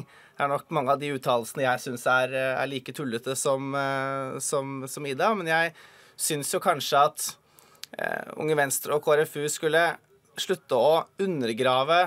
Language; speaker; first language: Norwegian; native; Norwegian